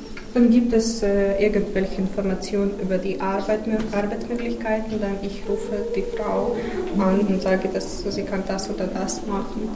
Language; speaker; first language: German; non-native, fluent; Russian